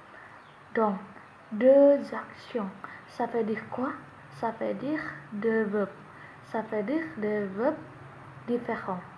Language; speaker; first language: French; non-native, learner; Indonesian